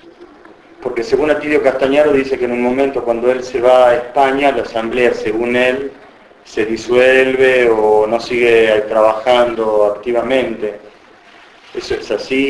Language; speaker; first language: Spanish; native; Spanish